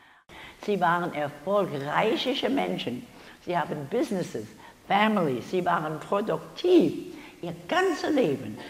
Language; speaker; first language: German; non-native, learner; English